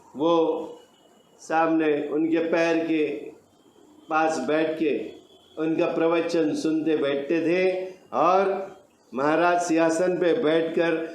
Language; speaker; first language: Hindi; non-native, local second language; Marathi